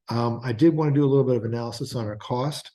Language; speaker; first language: English; native; English